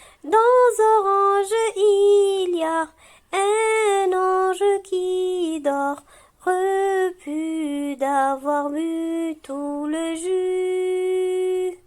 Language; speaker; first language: French; non-native, local second language; Arabic